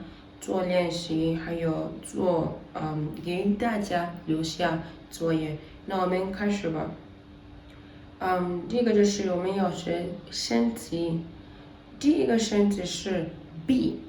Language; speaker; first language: Chinese; non-native, learner; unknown